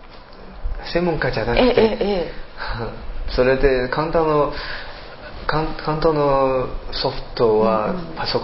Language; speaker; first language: Japanese; non-native, learner; Chinese